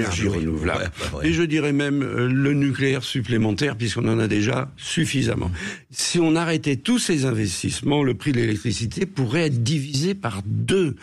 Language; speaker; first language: French; native; French